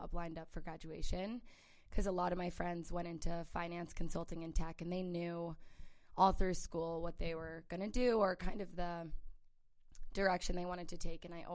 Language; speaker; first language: English; native; English